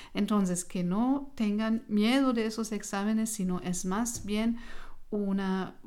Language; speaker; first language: Spanish; non-native, fluent; German